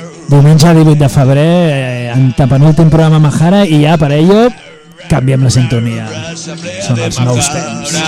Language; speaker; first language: Catalan; native; Catalan